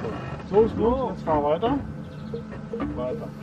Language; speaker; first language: German; native; German